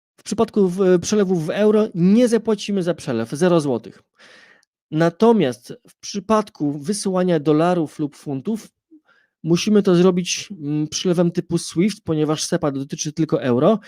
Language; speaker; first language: Polish; native; Polish